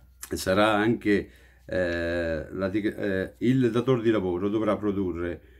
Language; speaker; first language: Italian; non-native, fluent; Urdu